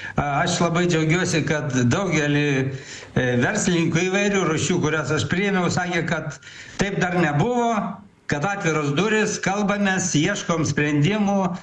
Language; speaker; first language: Lithuanian; native; Lithuanian